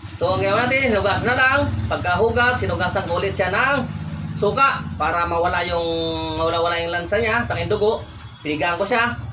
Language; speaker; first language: Filipino; non-native, local second language; Cebuano